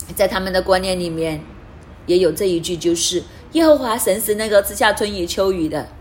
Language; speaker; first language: Chinese; non-native, fluent; Cantonese